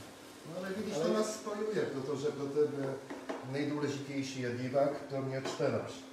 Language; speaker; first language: Czech; non-native, fluent; Polish